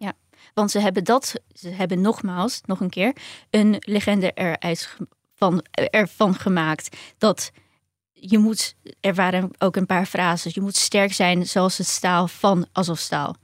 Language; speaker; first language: Dutch; early bilingual, other home language; Ukrainian